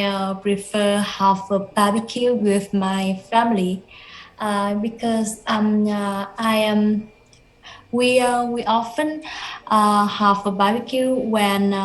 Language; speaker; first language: English; non-native, learner; Vietnamese